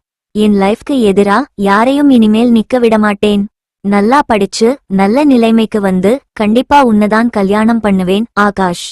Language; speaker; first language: Tamil; native; Tamil